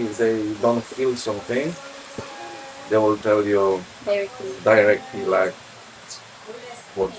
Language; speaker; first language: English; non-native, learner; Polish